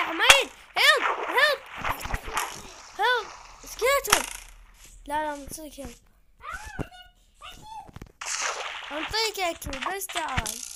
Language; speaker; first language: Arabic; early bilingual, heritage; Arabic